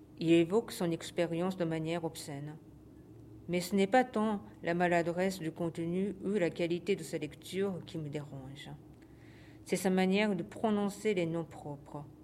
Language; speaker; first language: French; non-native, fluent; Japanese